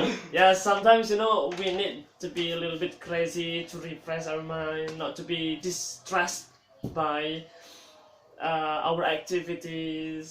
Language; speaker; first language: English; non-native, fluent; Indonesian